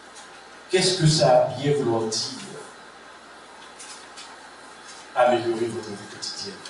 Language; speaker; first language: French; non-native, local second language; Haitian Creole